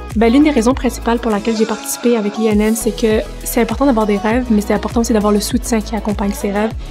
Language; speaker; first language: French; early bilingual, other home language; Arabic